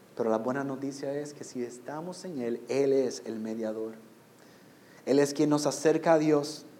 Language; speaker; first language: Spanish; non-native, fluent; English